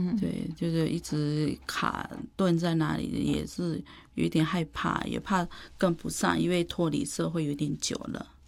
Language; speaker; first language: Chinese; non-native, fluent; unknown